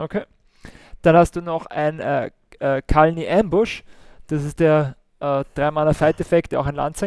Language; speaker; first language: German; native; German